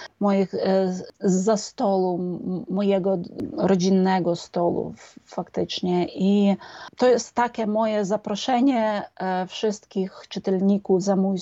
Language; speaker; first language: Polish; non-native, fluent; Ukrainian